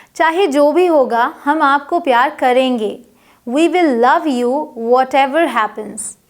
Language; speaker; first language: Hindi; native; Hindi